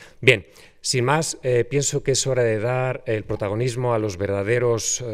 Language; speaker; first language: Spanish; native; Spanish